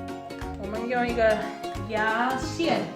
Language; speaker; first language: Chinese; early bilingual, heritage; Chinese